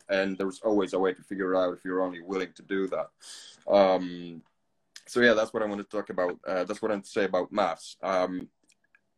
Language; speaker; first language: English; non-native, fluent; Polish